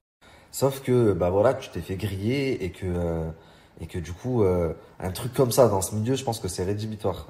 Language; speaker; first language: French; native; French